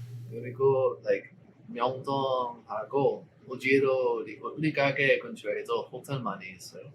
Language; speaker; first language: Korean; non-native, learner; English